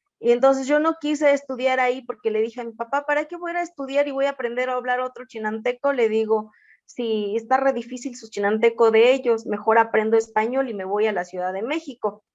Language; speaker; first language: Spanish; non-native, local second language; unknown